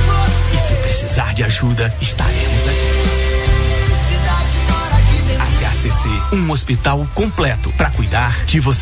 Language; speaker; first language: Portuguese; native; Portuguese